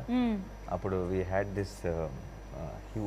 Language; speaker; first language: Telugu; native; Telugu